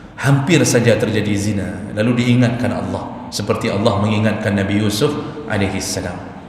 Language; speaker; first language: Malay; non-native, local second language; Achinese